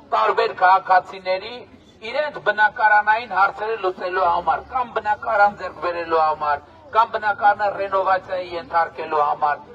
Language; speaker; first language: Armenian; native; Armenian